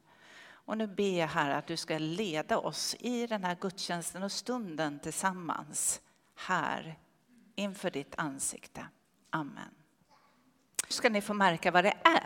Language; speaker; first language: Swedish; native; Swedish